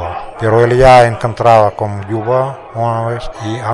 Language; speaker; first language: Spanish; non-native, learner; Russian